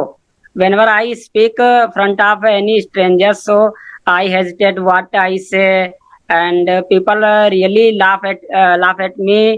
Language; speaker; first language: English; non-native, learner; Hindi